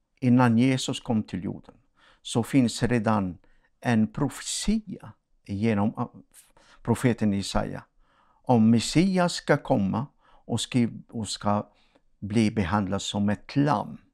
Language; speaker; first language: Swedish; non-native, fluent; Arabic